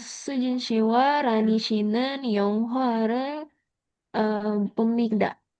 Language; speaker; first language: Korean; non-native, learner; Indonesian